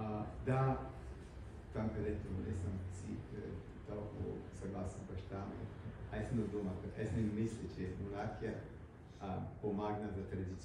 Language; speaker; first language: Bulgarian; early bilingual, heritage; English